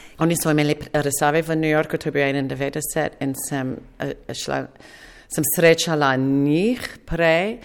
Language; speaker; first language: Slovenian; non-native, fluent; English